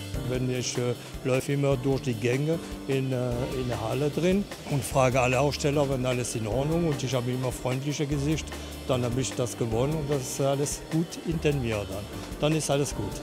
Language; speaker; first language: German; non-native, fluent; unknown